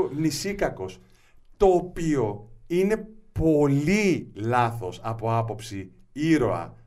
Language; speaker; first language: Greek; native; Greek